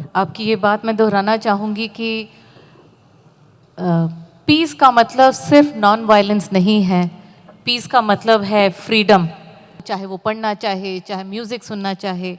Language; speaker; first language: Hindi; native; Hindi